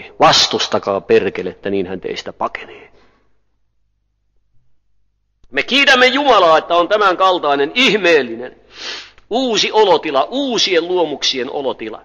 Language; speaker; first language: Finnish; native; Finnish